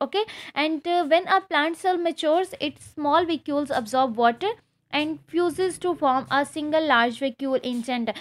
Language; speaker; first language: English; non-native, local second language; Urdu